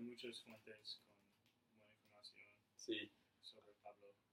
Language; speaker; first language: Spanish; non-native, learner; English